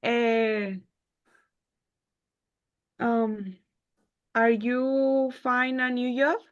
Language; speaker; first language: English; non-native, learner; Spanish